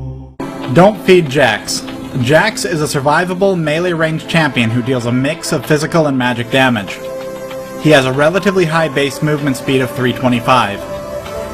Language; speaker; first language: English; native; English